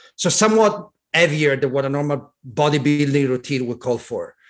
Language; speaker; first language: English; non-native, fluent; Italian